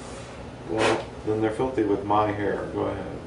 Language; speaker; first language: English; native; English